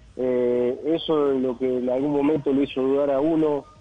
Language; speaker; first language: Spanish; native; Spanish